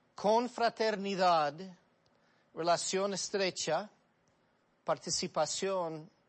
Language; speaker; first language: Spanish; non-native, fluent; English